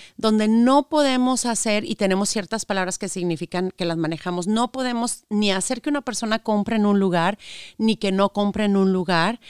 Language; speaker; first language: Spanish; native; Spanish